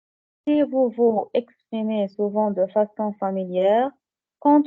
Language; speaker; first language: French; non-native, learner; Arabic